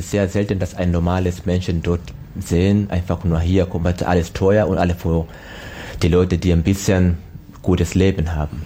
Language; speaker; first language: German; non-native, learner; Swahili